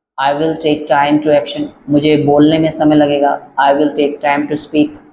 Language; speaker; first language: Hindi; native; Hindi